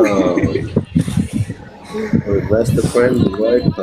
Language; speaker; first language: English; non-native, learner; Korean